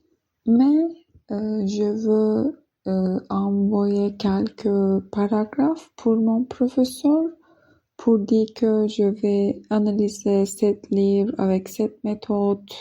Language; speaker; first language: French; non-native, learner; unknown